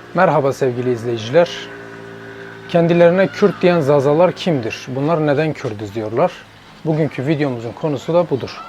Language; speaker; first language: Turkish; non-native, local second language; Zaza